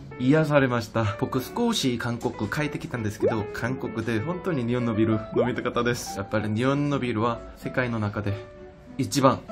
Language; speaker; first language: Japanese; non-native, fluent; Korean